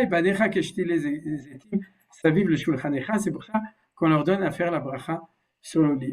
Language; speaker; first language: French; native; French